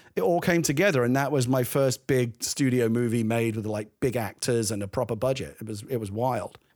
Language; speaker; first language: English; native; English